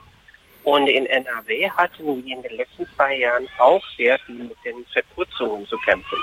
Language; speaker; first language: German; non-native, fluent; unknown